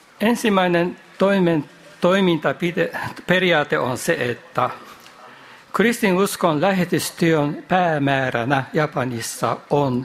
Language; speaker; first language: Finnish; non-native, fluent; Japanese